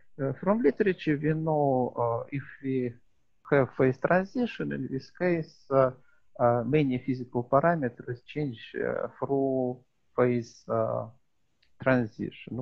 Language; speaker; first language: English; non-native, learner; Russian